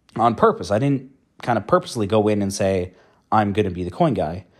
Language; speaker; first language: English; native; English